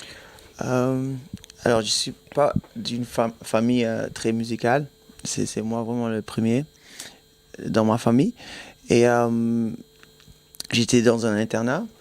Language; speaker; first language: French; non-native, fluent; German